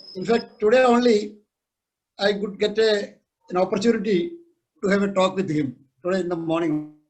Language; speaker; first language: English; non-native, local second language; Malayalam